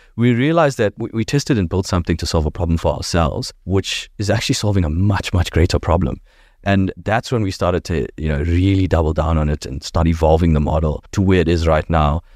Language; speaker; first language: English; native; English